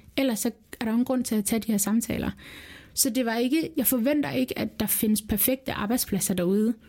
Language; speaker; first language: Danish; early bilingual, other home language; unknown